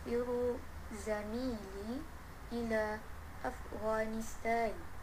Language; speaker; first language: Arabic; non-native, learner; Malay